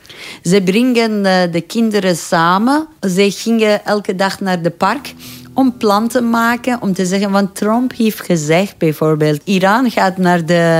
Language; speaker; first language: Dutch; non-native, learner; Persian